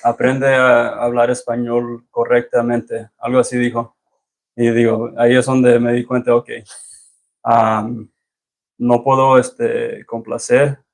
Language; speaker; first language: Spanish; early bilingual, heritage; Spanish